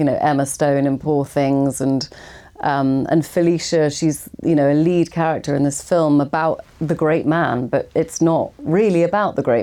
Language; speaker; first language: English; native; English